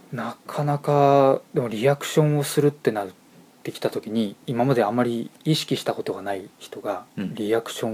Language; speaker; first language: Japanese; native; Japanese